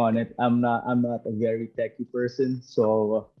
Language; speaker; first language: English; non-native, local second language; Filipino